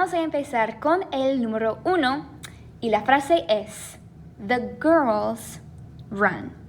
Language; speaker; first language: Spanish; non-native, fluent; English